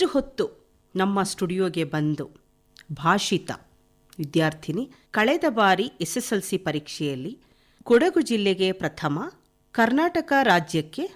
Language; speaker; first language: Kannada; native; Kannada